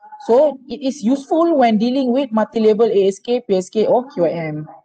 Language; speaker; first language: English; non-native, local second language; Malay